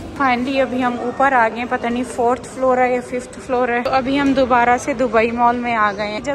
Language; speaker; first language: Urdu; native; Urdu